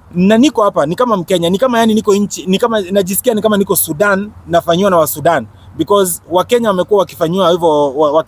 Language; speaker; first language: Swahili; native; Swahili